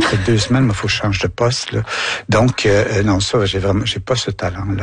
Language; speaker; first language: French; native; French